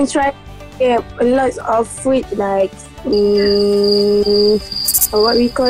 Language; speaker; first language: English; non-native, local second language; Malay